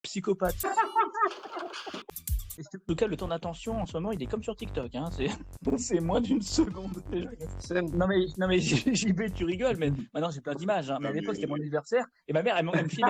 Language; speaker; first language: French; native; French